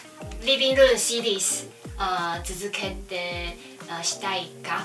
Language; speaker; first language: Japanese; non-native, learner; Chinese